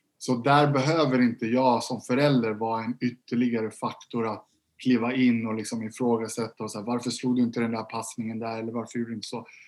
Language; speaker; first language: Swedish; native; Swedish